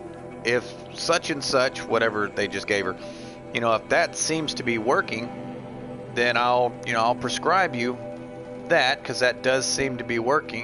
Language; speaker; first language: English; native; English